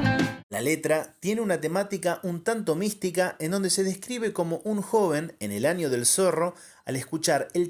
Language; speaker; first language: Spanish; native; Spanish